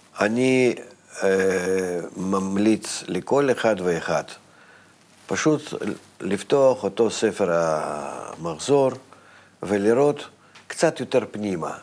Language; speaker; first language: Hebrew; non-native, fluent; Russian